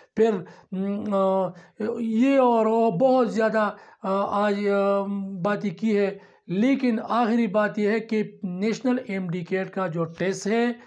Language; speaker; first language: Urdu; non-native, local second language; Pashto